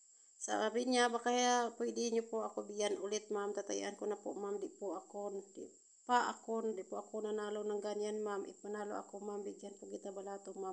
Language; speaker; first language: Filipino; non-native, local second language; Cebuano